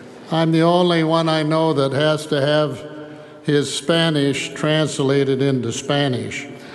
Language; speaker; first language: English; native; English